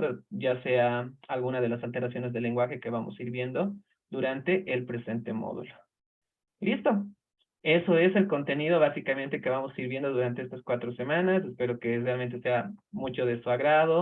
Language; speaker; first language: Spanish; native; Spanish